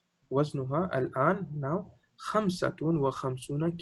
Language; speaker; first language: Arabic; non-native, fluent; English